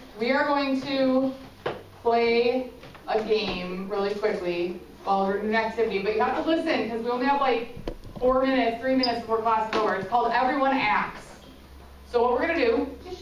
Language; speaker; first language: English; native; English